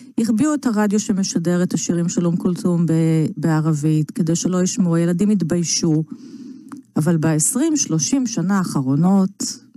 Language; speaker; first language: Hebrew; native; Hebrew